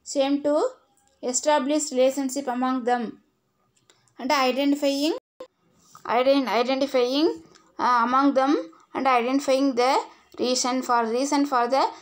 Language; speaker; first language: English; non-native, local second language; Tamil